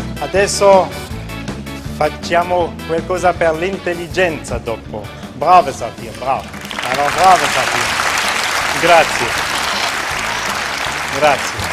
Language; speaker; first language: Italian; non-native, local second language; German